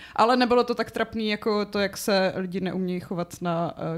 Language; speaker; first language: Czech; native; Czech